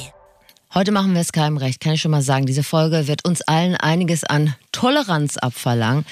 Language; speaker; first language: German; native; German